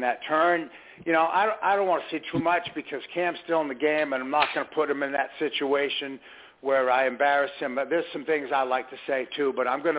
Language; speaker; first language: English; native; English